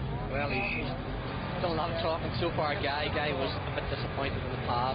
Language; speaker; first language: English; native; English